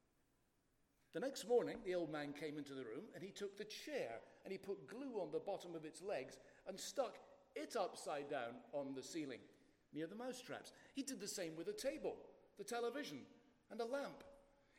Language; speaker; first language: English; native; English